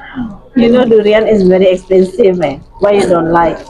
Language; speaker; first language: English; non-native, learner; Indonesian